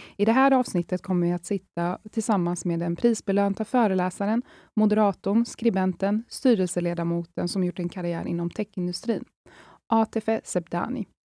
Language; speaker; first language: Swedish; early bilingual, other home language; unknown